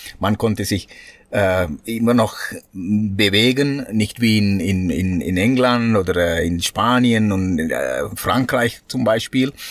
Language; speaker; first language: German; non-native, fluent; Sinhala